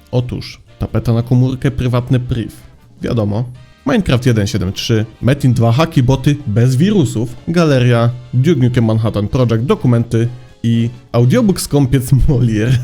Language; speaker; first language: Polish; native; Polish